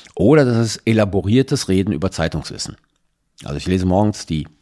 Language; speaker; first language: German; early bilingual, other home language; Italian